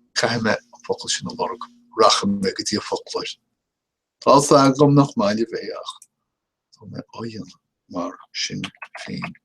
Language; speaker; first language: Irish; native; Irish